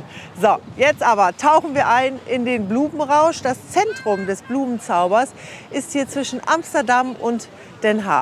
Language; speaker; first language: German; native; German